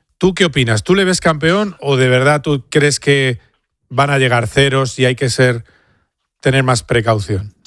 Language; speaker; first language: Spanish; native; Spanish